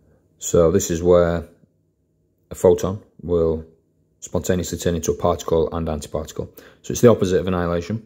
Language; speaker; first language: English; native; English